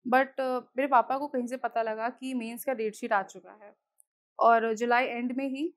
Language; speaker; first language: Hindi; native; Hindi